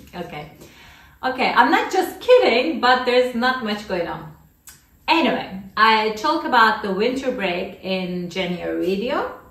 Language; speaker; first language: English; non-native, fluent; Turkish